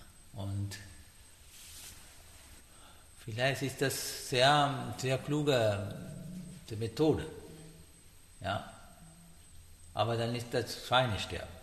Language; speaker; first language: German; non-native, learner; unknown